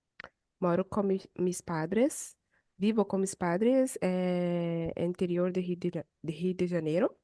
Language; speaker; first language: Spanish; non-native, learner; Portuguese